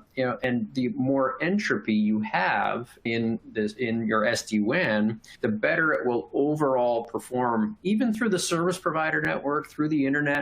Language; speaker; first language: English; native; English